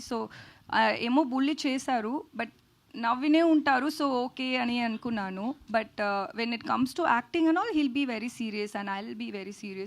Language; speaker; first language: Telugu; non-native, learner; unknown